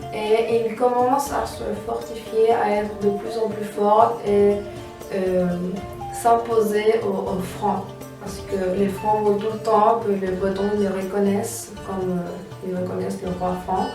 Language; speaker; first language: French; non-native, fluent; Spanish